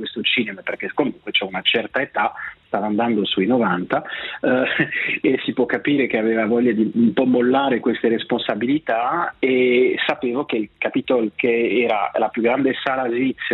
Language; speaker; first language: Italian; non-native, local second language; French